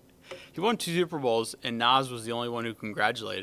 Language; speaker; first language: English; native; English